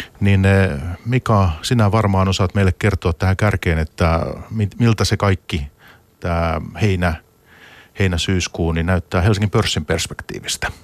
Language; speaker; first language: Finnish; native; Finnish